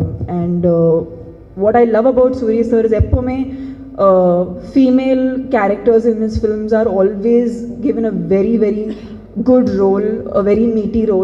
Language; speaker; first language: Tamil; non-native, learner; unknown